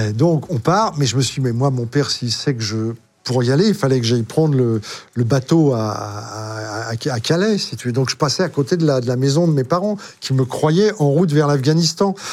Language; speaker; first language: French; native; French